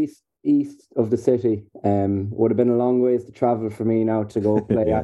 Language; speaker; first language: English; native; English